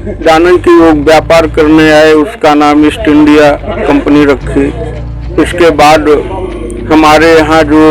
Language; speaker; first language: Hindi; native; Hindi